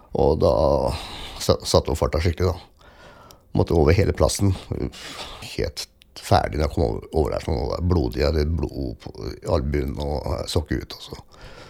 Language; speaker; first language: Norwegian; early bilingual, other home language; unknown